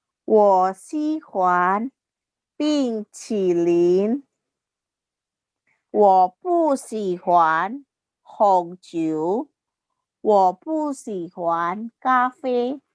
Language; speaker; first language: Chinese; non-native, fluent; Indonesian